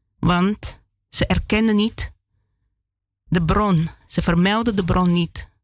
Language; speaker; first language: Dutch; native; Dutch